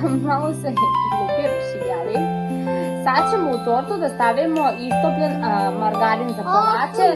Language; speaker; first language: Bosnian; native; Bosnian